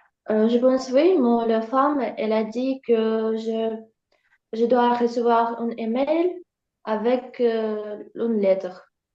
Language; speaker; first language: French; non-native, learner; Russian